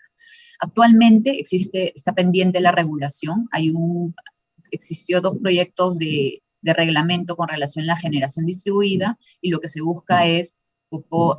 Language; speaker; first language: Spanish; native; Spanish